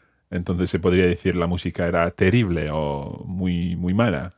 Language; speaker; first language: Spanish; non-native, fluent; English